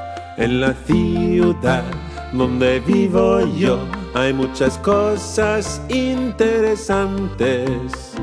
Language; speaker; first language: Spanish; non-native, fluent; English